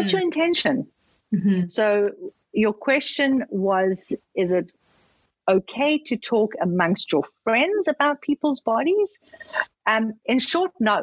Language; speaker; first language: English; native; English